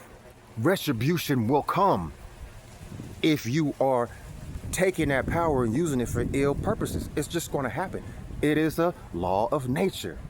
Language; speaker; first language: English; native; English